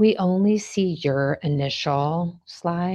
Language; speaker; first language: English; native; English